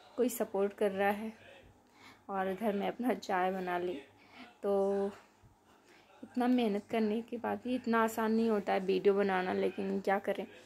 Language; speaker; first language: Hindi; native; Hindi